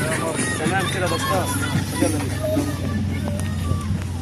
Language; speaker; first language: Arabic; native; Arabic